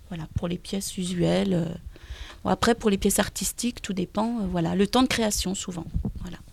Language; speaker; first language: French; native; French